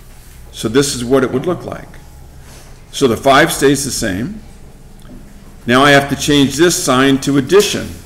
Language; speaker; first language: English; native; English